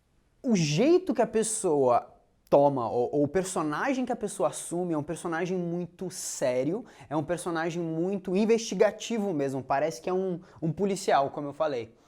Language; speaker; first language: Portuguese; native; Portuguese